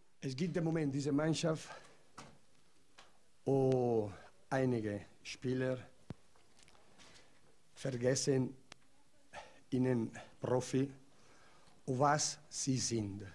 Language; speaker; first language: German; non-native, learner; Italian